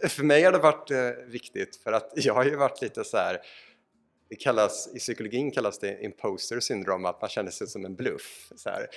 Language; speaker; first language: Swedish; native; Swedish